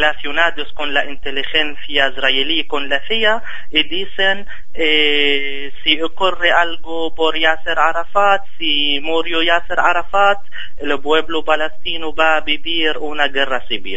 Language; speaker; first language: Spanish; non-native, fluent; Arabic